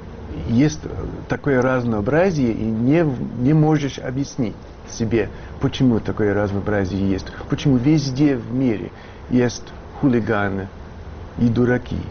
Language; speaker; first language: Russian; non-native, fluent; English